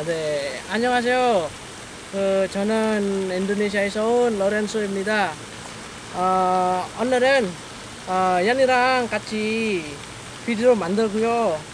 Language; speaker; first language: Korean; non-native, learner; Indonesian